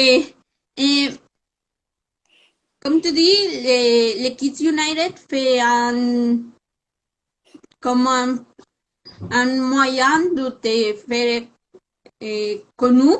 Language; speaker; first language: French; non-native, fluent; Spanish